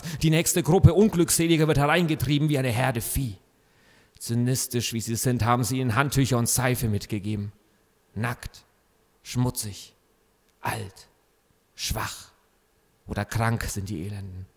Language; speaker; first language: German; native; German